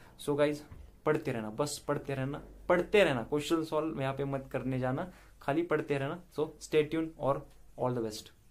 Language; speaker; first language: Hindi; non-native, local second language; Marathi